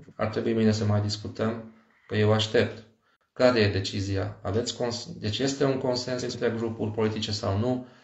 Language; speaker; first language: Romanian; non-native, local second language; Hungarian